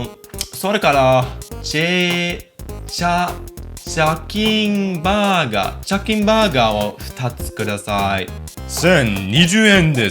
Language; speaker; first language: Japanese; non-native, learner; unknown